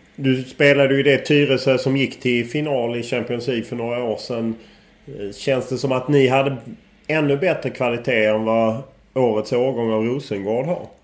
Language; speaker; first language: Swedish; native; Swedish